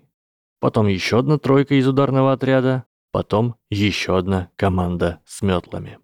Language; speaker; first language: Russian; native; Russian